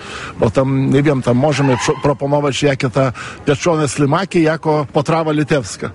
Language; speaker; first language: Polish; non-native, fluent; Lithuanian